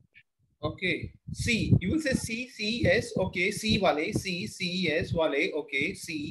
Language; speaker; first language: Spanish; non-native, learner; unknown